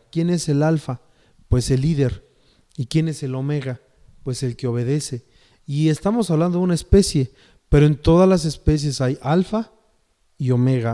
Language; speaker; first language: Spanish; native; Spanish